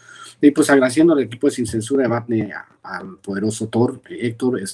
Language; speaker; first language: Spanish; native; Spanish